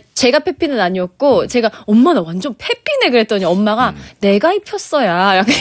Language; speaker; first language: Korean; native; Korean